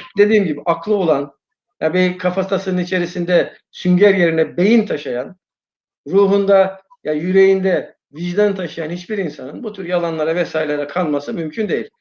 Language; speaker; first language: Turkish; non-native, fluent; Uyghur